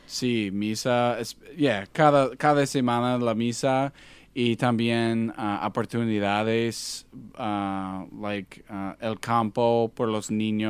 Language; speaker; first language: Spanish; non-native, learner; English